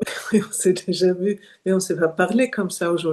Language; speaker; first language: French; non-native, fluent; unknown